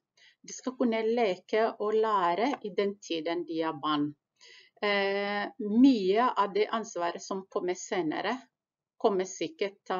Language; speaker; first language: Norwegian; non-native, fluent; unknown